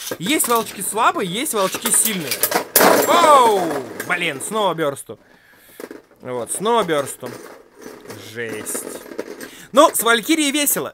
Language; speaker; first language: Russian; native; Russian